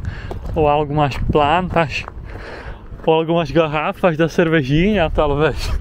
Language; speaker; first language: Portuguese; non-native, fluent; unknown